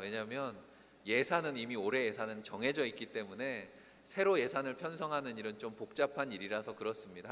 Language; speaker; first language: Korean; native; Korean